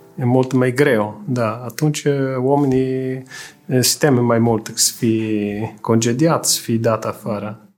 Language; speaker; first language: Romanian; non-native, fluent; Italian